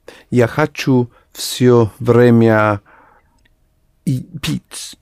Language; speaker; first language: Russian; non-native, learner; English